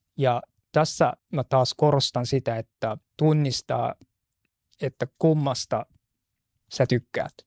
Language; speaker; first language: Finnish; non-native, fluent; Japanese